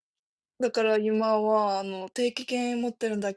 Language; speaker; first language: Japanese; non-native, fluent; Korean